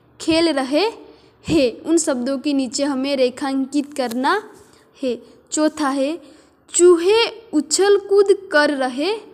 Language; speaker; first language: Hindi; non-native, local second language; Gujarati